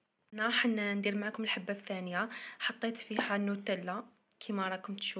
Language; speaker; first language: Arabic; native; Arabic